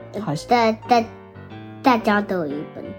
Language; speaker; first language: Chinese; early bilingual, heritage; Chinese